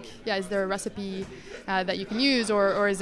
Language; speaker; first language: English; non-native, fluent; Spanish